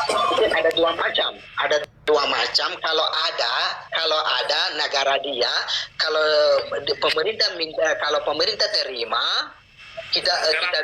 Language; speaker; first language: Indonesian; non-native, learner; Rohingya